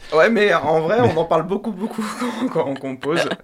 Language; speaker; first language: French; native; French